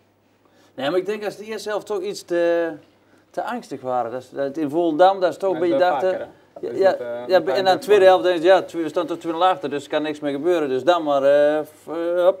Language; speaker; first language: Dutch; native; Dutch